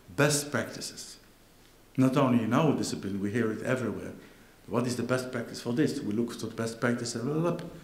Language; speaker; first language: English; non-native, fluent; Dutch